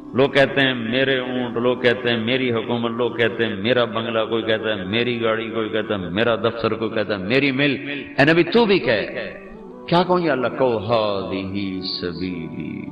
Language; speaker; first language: Urdu; non-native, local second language; Punjabi